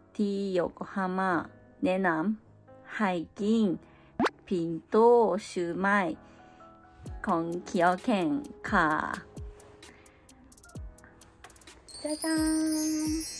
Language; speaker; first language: Thai; non-native, learner; Japanese